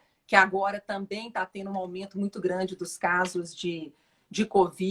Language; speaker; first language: Portuguese; native; Portuguese